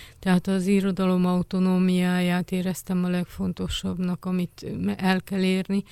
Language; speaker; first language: Hungarian; native; Hungarian